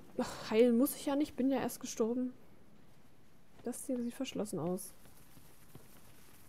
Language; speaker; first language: German; native; German